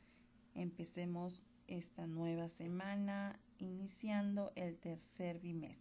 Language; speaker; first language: Spanish; native; Spanish